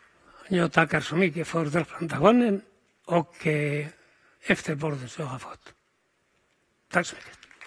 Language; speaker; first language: Swedish; non-native, fluent; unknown